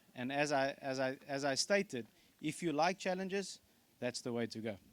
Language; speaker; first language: English; non-native, local second language; Afrikaans